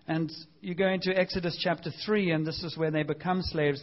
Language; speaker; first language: English; native; English